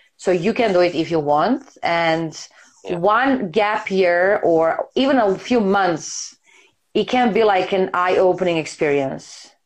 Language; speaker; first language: English; non-native, fluent; Serbian